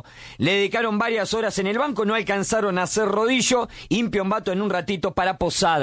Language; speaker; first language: Spanish; native; Spanish